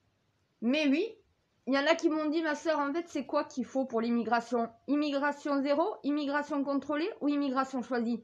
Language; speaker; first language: French; native; French